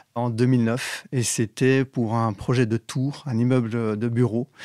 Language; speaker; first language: French; native; French